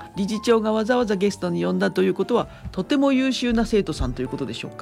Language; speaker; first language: Japanese; native; Japanese